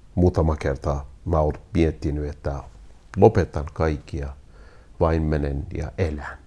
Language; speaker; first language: Finnish; non-native, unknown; Kurdish